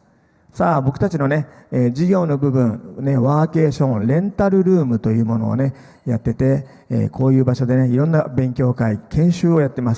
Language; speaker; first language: Japanese; native; Japanese